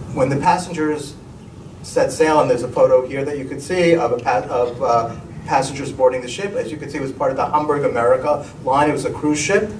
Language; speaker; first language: English; native; English